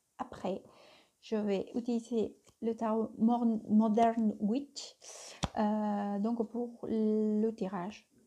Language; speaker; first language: French; non-native, fluent; Spanish